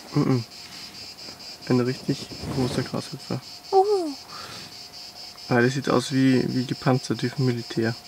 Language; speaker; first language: German; native; German